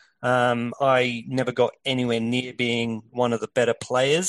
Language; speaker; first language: English; native; English